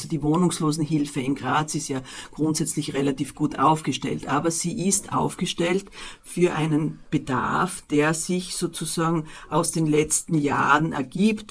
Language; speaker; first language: German; native; German